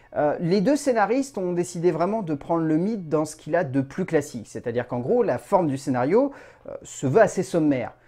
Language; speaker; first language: French; native; French